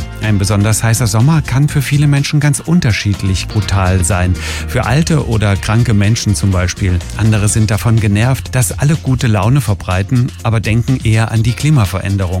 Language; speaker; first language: German; native; German